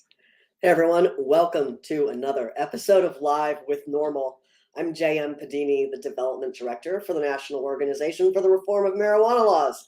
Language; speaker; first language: English; native; English